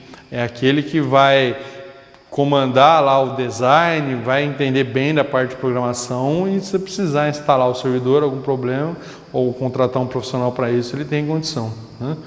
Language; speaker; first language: Portuguese; native; Portuguese